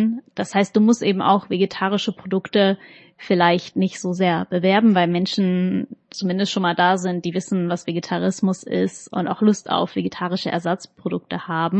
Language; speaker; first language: German; native; German